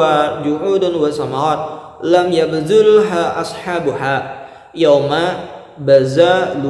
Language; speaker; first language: Arabic; non-native, learner; Indonesian